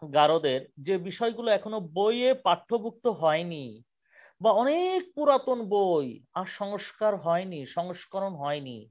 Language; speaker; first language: Bangla; native; Bangla